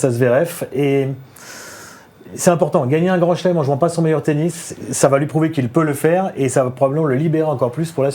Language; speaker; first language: French; native; French